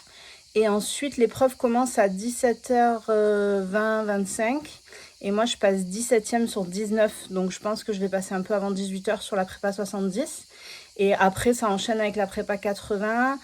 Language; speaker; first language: French; native; French